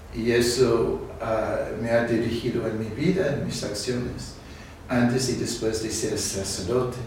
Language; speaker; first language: Spanish; non-native, fluent; English